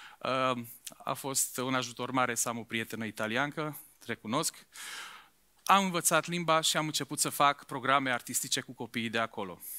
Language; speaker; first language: Romanian; non-native, local second language; Hungarian